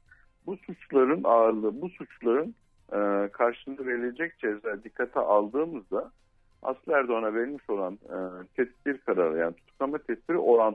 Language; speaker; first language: Turkish; native; Turkish